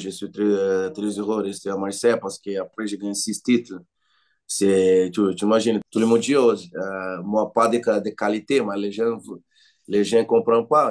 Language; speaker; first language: French; non-native, learner; Portuguese